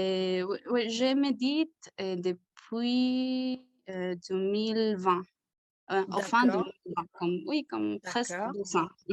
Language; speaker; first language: French; non-native, learner; Spanish